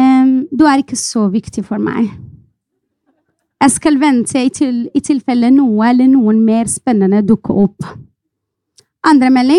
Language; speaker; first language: Norwegian; non-native, fluent; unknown